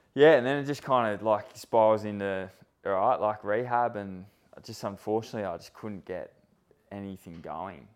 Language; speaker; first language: English; native; English